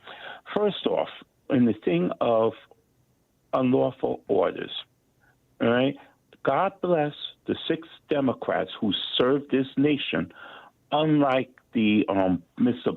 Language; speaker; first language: English; native; English